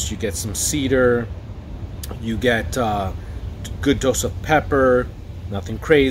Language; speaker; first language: English; native; English